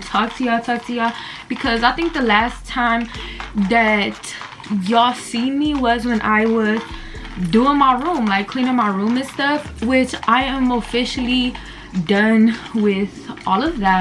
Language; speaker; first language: English; native; English